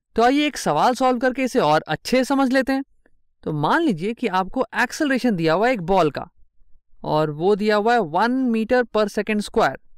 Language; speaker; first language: Hindi; native; Hindi